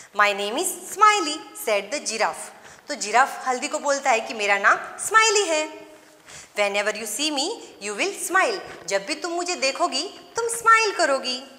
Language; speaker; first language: Hindi; non-native, local second language; Gujarati